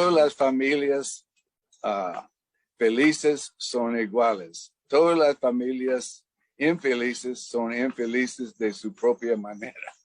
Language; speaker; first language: Spanish; non-native, fluent; English